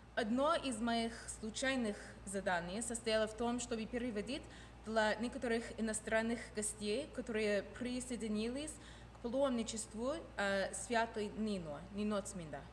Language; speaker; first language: Russian; non-native, fluent; English